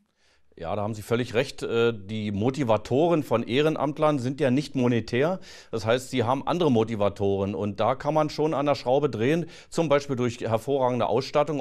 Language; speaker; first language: German; native; German